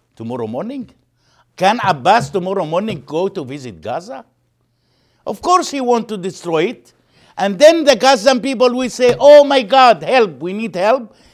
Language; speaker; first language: English; non-native, fluent; Arabic